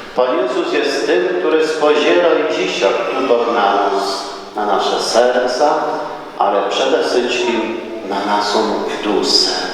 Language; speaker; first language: Polish; native; Polish